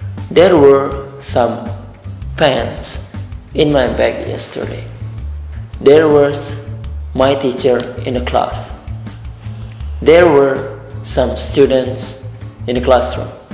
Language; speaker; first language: English; non-native, fluent; Indonesian